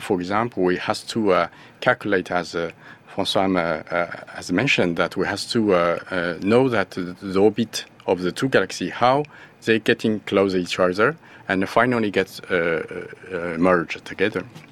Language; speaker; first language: English; non-native, fluent; Chinese